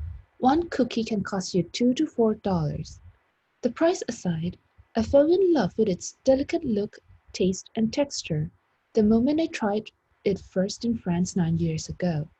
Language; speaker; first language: English; non-native, fluent; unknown